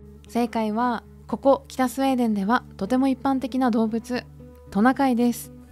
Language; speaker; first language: Japanese; native; Japanese